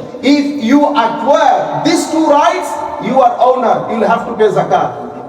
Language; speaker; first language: English; non-native, local second language; Bangla